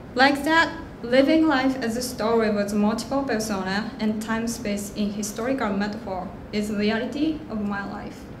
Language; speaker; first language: English; non-native, fluent; Japanese